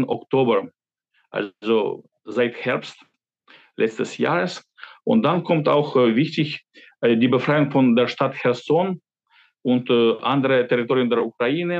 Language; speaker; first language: German; non-native, fluent; Ukrainian